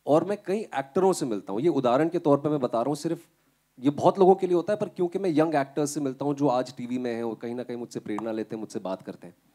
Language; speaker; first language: Hindi; native; Hindi